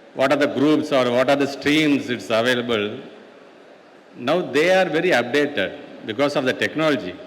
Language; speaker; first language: English; non-native, local second language; Tamil